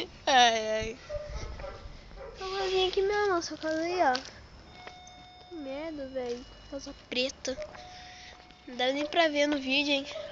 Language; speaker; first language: Portuguese; native; Portuguese